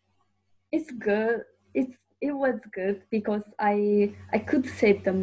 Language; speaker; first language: English; non-native, learner; Japanese